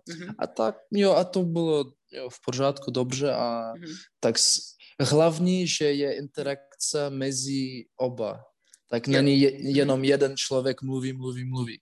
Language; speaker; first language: Czech; non-native, learner; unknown